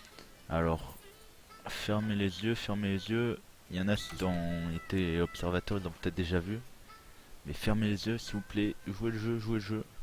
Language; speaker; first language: French; native; French